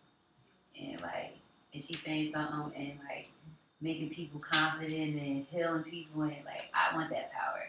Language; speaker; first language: English; native; English